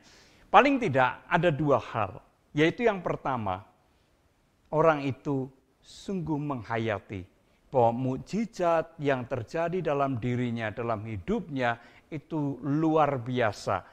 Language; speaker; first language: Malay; non-native, local second language; Indonesian